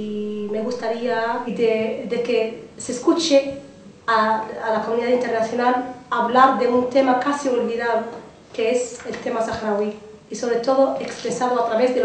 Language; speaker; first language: Spanish; non-native, fluent; Arabic